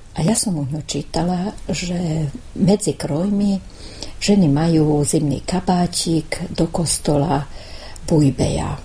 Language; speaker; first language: Slovak; early bilingual, heritage; Slovak